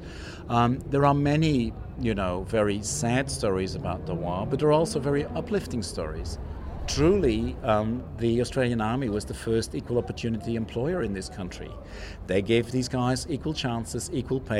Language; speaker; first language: English; non-native, fluent; Dutch